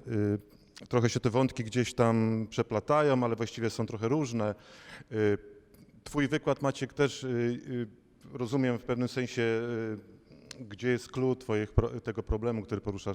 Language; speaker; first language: Polish; native; Polish